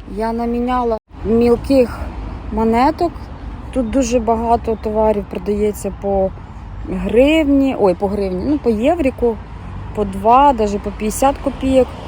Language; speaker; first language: Ukrainian; non-native, local second language; Russian